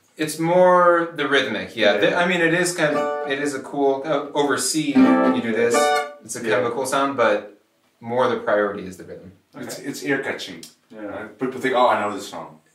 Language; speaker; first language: English; native; English